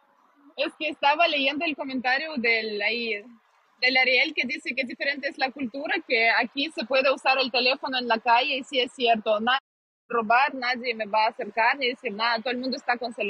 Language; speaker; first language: Spanish; non-native, fluent; Russian